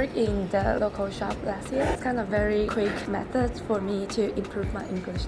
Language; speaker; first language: English; non-native, fluent; Chinese